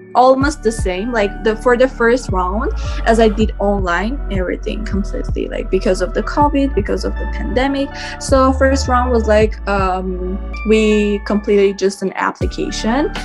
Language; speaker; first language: English; non-native, fluent; Armenian